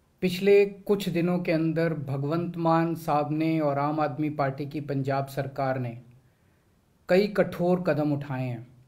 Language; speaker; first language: Hindi; native; Hindi